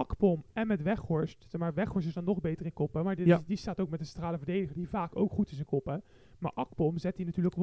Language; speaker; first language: Dutch; native; Dutch